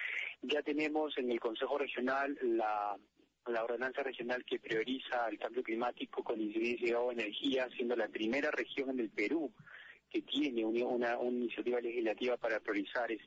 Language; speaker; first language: Spanish; native; Spanish